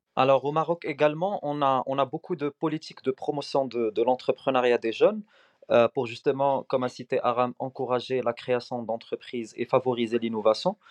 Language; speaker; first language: French; non-native, local second language; Arabic